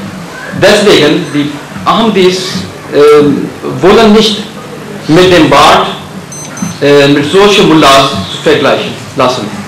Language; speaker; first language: German; non-native, fluent; Urdu